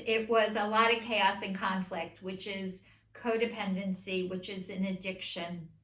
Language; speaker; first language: English; native; English